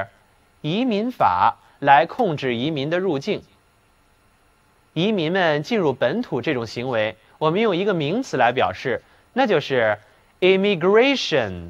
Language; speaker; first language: Chinese; native; Chinese